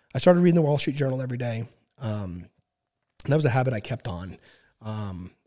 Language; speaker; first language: English; native; English